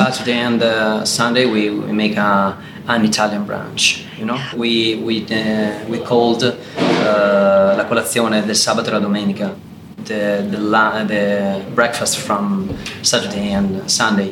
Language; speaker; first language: English; non-native, learner; Italian